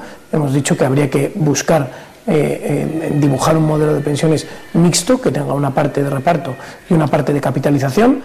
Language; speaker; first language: Spanish; native; Spanish